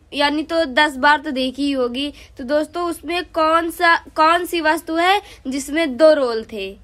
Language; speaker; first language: Hindi; native; Hindi